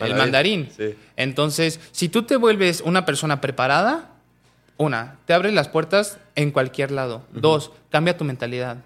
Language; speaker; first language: Spanish; native; Spanish